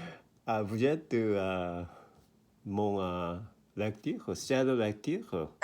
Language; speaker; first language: French; non-native, learner; Korean